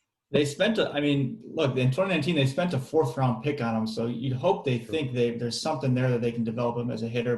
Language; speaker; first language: English; native; English